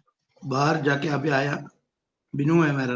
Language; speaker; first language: Hindi; non-native, local second language; Malayalam